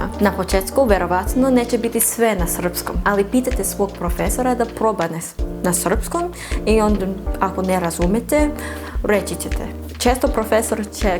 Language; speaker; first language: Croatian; non-native, learner; English